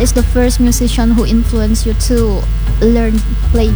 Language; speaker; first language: English; non-native, learner; Indonesian